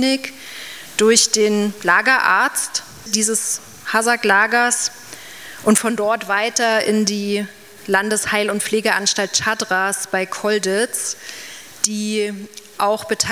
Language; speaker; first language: German; native; German